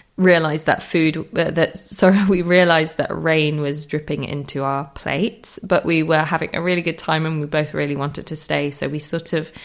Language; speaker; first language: English; native; English